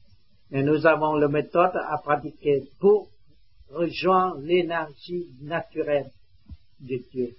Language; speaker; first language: French; non-native, learner; Vietnamese